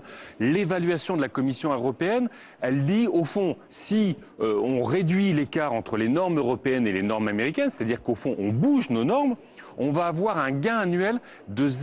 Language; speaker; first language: French; native; French